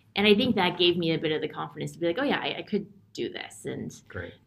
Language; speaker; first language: English; native; English